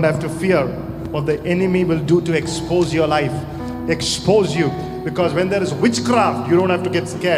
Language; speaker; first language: English; non-native, local second language; Malayalam